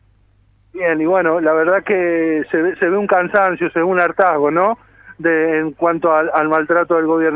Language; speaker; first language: Spanish; native; Spanish